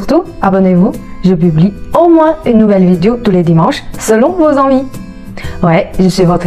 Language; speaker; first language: French; non-native, fluent; Chinese